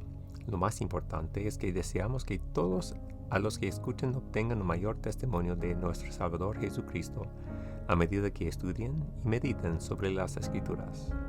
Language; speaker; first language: Spanish; non-native, fluent; English